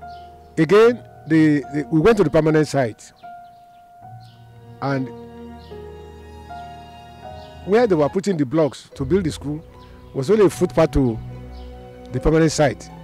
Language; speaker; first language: English; non-native, local second language; Yoruba